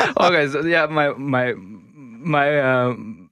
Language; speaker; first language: English; non-native, learner; Japanese